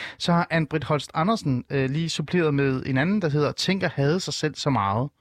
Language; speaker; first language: Danish; early bilingual, other home language; Persian